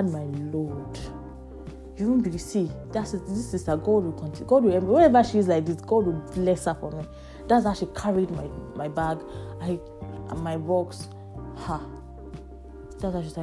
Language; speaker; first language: English; non-native, local second language; Yoruba